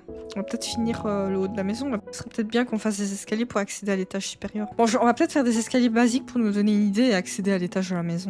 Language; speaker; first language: French; native; French